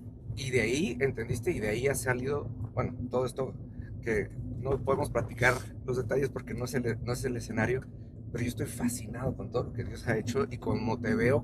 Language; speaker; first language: Spanish; native; Spanish